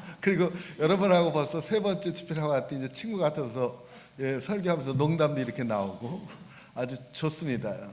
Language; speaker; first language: Korean; native; Korean